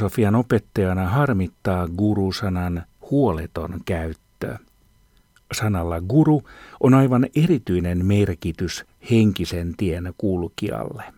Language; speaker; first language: Finnish; native; Finnish